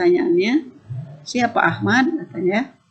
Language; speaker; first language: Indonesian; native; Indonesian